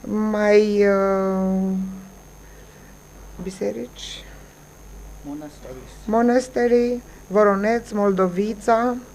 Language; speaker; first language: English; non-native, learner; Romanian